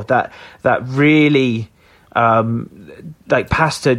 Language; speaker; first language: English; native; English